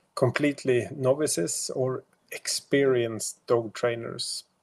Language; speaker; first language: English; non-native, fluent; Swedish